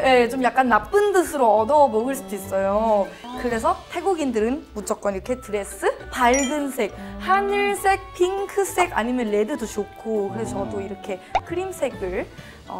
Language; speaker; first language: Korean; non-native, fluent; Thai